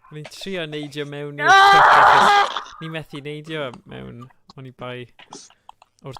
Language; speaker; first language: Welsh; native; Welsh